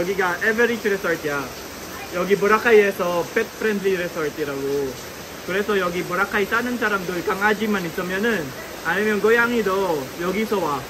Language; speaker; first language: Korean; non-native, fluent; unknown